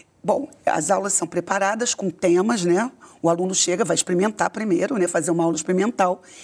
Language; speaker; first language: Portuguese; native; Portuguese